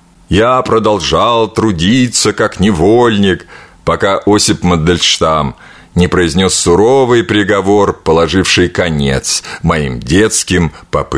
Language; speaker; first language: Russian; native; Russian